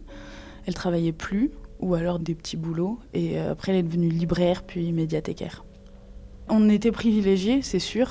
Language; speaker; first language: French; native; French